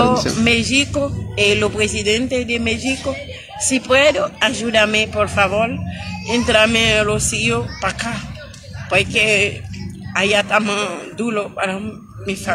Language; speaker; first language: Spanish; non-native, learner; Haitian Creole